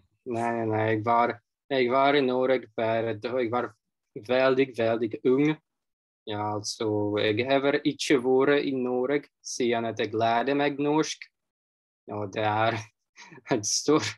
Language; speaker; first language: Norwegian; non-native, fluent; Russian